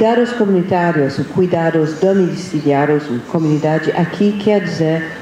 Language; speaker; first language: Portuguese; non-native, fluent; English